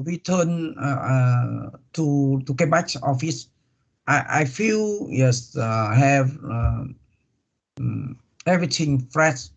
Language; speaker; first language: English; non-native, learner; Vietnamese